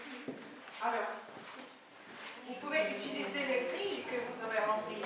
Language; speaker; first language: French; non-native, fluent; Ukrainian